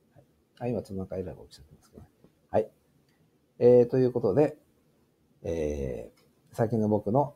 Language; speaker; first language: Japanese; native; Japanese